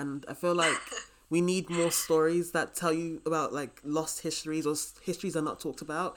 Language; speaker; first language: English; native; English